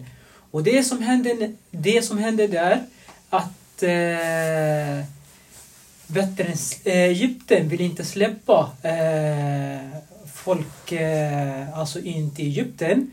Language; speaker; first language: Swedish; non-native, fluent; Arabic